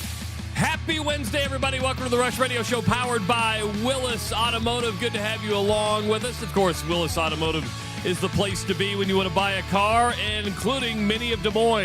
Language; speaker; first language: English; native; English